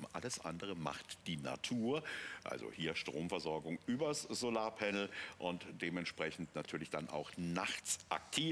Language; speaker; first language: German; native; German